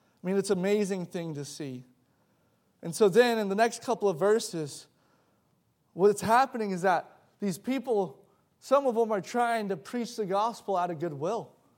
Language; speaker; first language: English; native; English